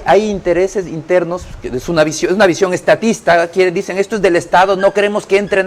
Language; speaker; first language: Spanish; native; Spanish